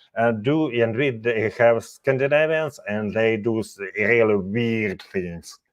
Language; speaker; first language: English; non-native, fluent; Ukrainian